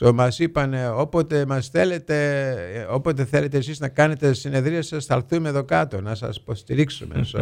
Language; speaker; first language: Greek; early bilingual, heritage; Greek